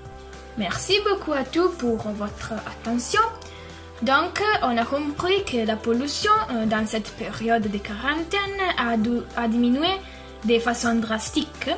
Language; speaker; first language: French; non-native, learner; Italian